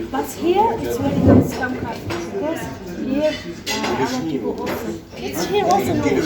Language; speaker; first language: English; non-native, learner; Azerbaijani